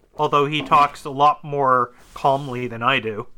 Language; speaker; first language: English; native; English